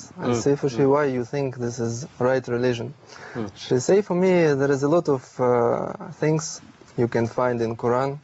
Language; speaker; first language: English; non-native, learner; Russian